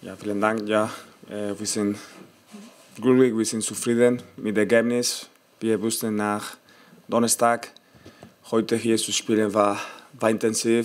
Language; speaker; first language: German; non-native, learner; Spanish